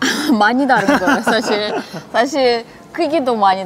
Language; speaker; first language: Korean; non-native, fluent; Russian